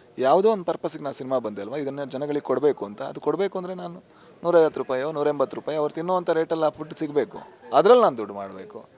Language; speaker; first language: Kannada; non-native, local second language; Tulu